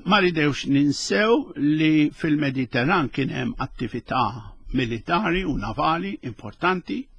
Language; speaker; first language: Maltese; early bilingual, other home language; Spanish